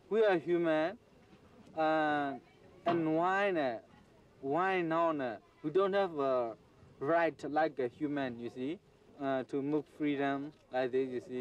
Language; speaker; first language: English; non-native, learner; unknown